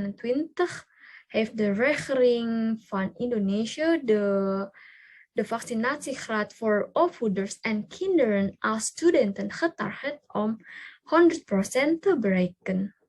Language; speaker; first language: Dutch; non-native, learner; Indonesian